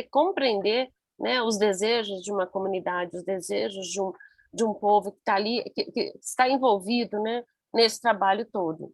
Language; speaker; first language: Portuguese; non-native, learner; Spanish